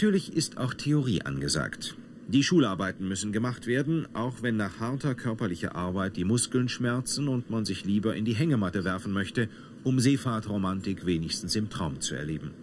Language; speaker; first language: German; native; German